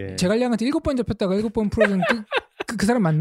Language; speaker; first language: Korean; native; Korean